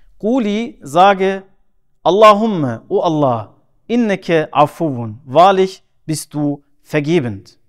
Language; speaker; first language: German; early bilingual, other home language; Turkish